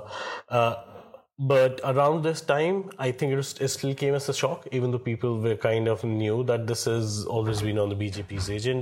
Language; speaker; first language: English; non-native, local second language; Kashmiri